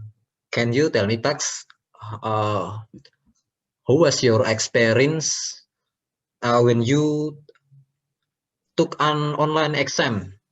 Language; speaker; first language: English; non-native, learner; Indonesian